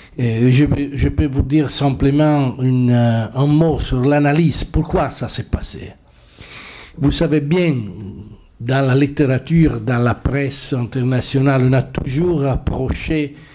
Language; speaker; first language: French; non-native, fluent; Italian